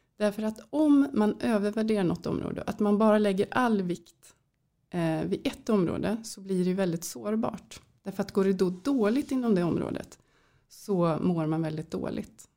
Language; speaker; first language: Swedish; native; Swedish